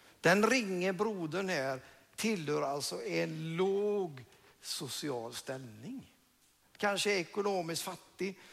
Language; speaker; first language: Swedish; non-native, fluent; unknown